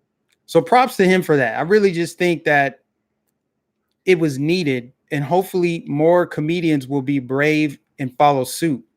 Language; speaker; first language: English; native; English